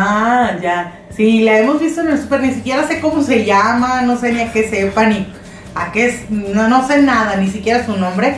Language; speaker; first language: Spanish; non-native, local second language; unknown